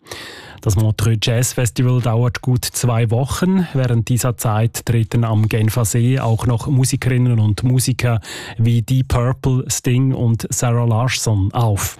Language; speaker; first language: German; native; German